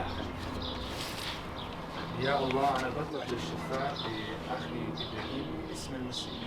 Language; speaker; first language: Arabic; non-native, learner; English